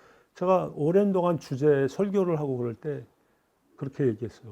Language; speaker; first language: Korean; native; Korean